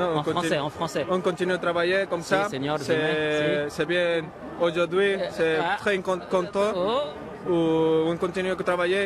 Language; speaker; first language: French; non-native, learner; Spanish